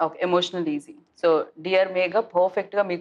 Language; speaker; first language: Telugu; native; Telugu